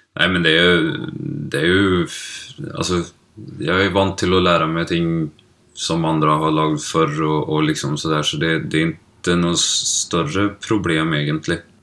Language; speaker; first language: Swedish; native; Swedish